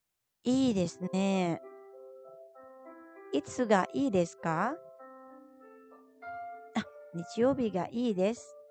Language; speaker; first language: Japanese; non-native, fluent; Indonesian